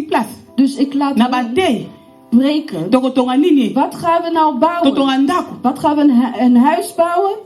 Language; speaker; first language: Dutch; non-native, learner; Lingala